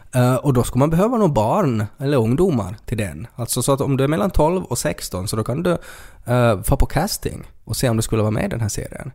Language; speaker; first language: Swedish; native; Swedish